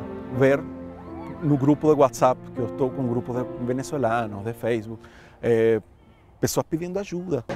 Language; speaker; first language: Portuguese; non-native, fluent; Spanish